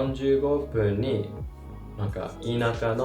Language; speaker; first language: Japanese; non-native, learner; English